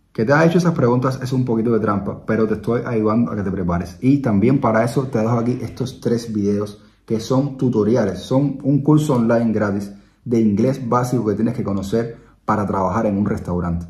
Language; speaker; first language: Spanish; native; Spanish